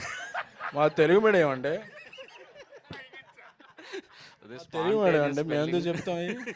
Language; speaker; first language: Telugu; native; Telugu